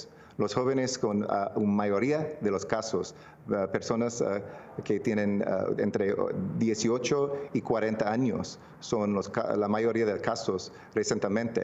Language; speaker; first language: Spanish; non-native, local second language; English